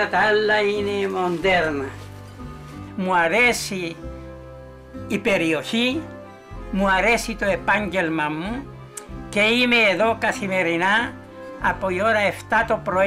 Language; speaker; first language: Greek; native; Greek